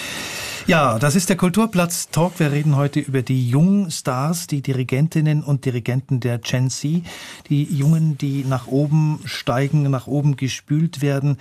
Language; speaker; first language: German; native; German